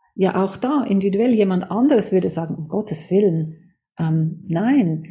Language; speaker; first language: German; native; German